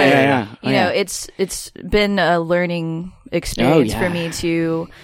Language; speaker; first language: English; native; English